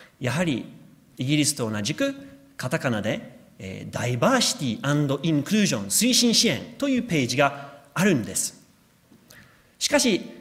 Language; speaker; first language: Japanese; non-native, fluent; English